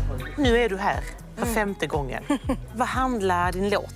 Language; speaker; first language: Swedish; native; Swedish